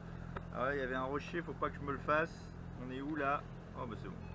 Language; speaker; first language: French; native; French